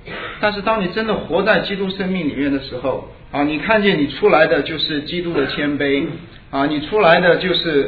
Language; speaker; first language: Chinese; native; Chinese